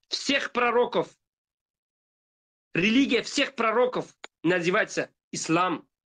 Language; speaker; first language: Russian; non-native, fluent; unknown